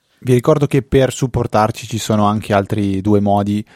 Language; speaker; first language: Italian; native; Italian